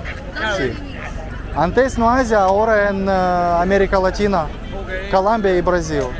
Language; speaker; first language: Portuguese; non-native, learner; Russian